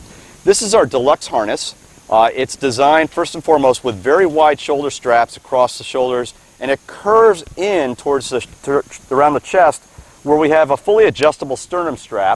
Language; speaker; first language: English; native; English